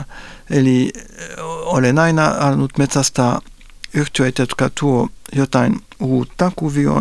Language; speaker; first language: Finnish; non-native, fluent; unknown